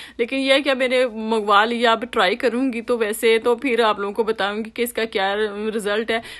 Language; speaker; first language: Urdu; native; Urdu